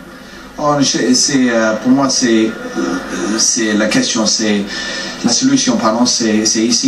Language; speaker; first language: French; non-native, fluent; English